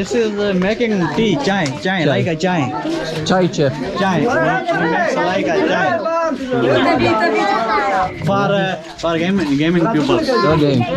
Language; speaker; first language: English; non-native, learner; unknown